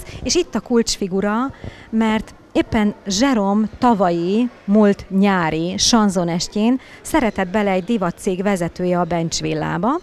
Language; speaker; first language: Hungarian; native; Hungarian